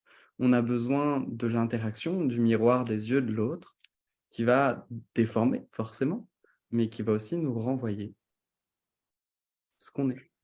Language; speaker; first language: French; native; French